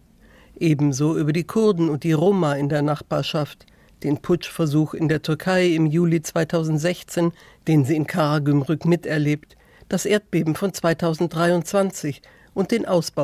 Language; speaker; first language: German; native; German